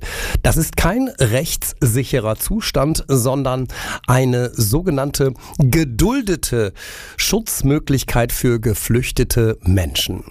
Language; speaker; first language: German; native; German